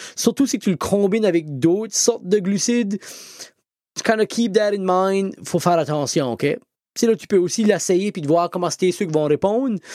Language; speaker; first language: French; native; French